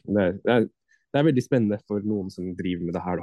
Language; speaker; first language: Norwegian; non-native, fluent; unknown